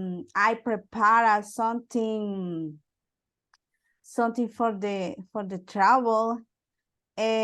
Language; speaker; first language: English; non-native, learner; Spanish